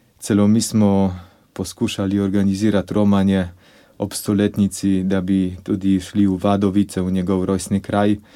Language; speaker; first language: Slovenian; non-native, fluent; Polish